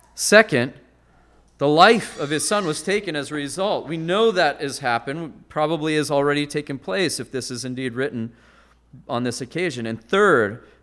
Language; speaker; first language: English; native; English